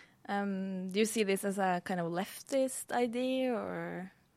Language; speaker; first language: English; non-native, fluent; Norwegian